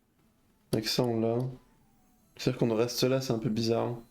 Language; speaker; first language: French; native; French